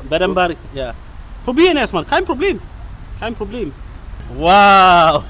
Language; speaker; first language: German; non-native, learner; Amharic